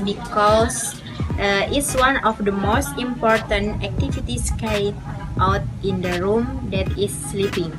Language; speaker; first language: English; non-native, learner; Indonesian